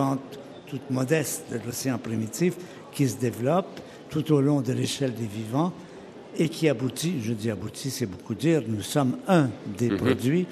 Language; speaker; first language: French; native; French